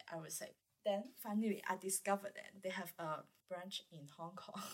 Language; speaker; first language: English; non-native, learner; Chinese